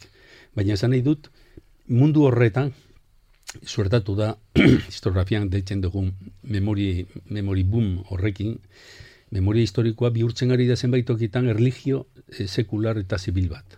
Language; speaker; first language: Basque; non-native, local second language; Spanish